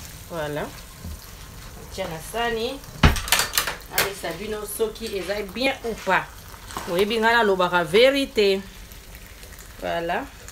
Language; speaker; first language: French; non-native, local second language; Lingala